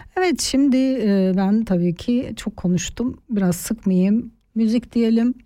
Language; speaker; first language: Turkish; native; Turkish